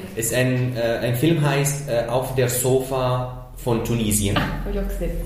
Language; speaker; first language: German; non-native, fluent; Arabic